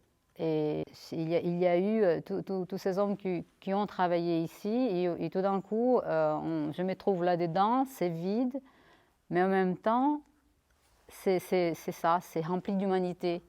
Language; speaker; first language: French; non-native, fluent; Portuguese